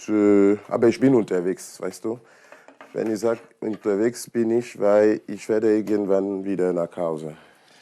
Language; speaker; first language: German; non-native, learner; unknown